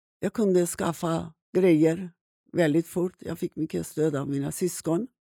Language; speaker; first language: Swedish; non-native, fluent; Persian